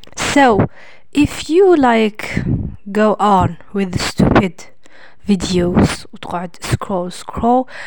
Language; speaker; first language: English; non-native, fluent; Arabic